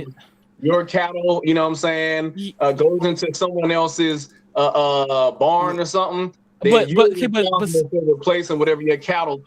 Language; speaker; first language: English; native; English